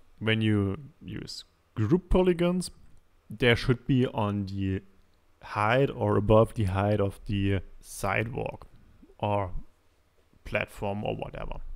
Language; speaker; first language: English; non-native, fluent; German